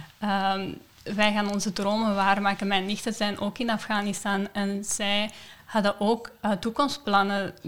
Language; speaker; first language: Dutch; non-native, fluent; Persian